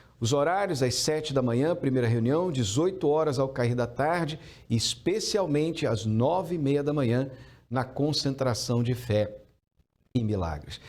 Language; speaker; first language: Portuguese; native; Portuguese